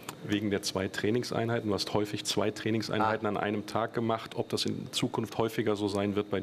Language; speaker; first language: German; native; German